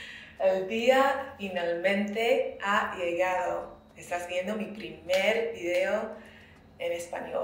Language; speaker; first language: Spanish; non-native, learner; English